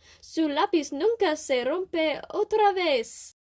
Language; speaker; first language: Spanish; non-native, learner; English